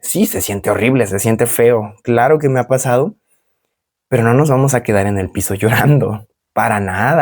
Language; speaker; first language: Spanish; native; Spanish